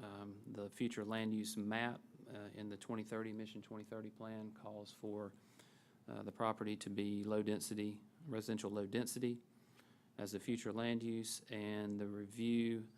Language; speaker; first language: English; native; English